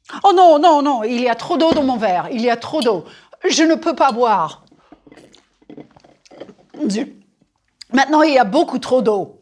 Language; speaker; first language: French; non-native, fluent; English